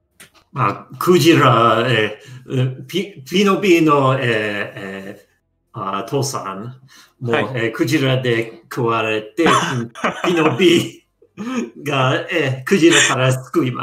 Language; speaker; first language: Japanese; non-native, learner; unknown